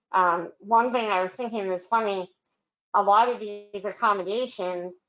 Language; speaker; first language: English; native; English